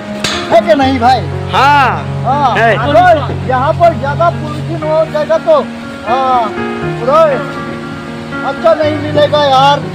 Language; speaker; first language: Hindi; non-native, local second language; Karbi